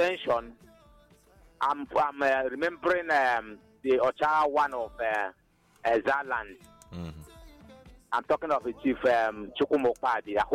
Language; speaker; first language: English; non-native, local second language; Igbo